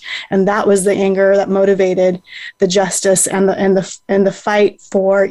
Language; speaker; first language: English; native; English